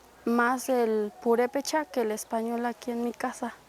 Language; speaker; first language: Spanish; non-native, local second language; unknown